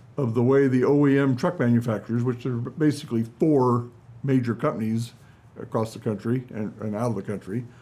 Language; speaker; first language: English; native; English